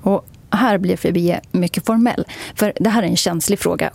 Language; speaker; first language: Swedish; native; Swedish